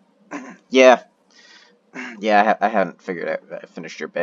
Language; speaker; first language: English; native; English